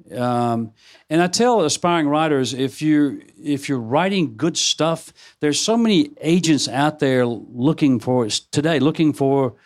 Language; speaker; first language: English; native; English